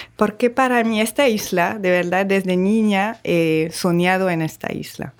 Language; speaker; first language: Spanish; non-native, fluent; French